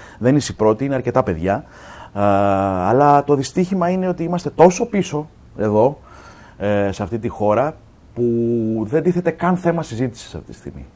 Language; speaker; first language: Greek; native; Greek